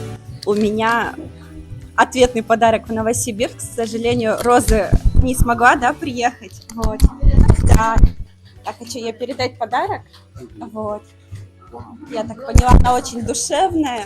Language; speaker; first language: Russian; non-native, local second language; Kyrgyz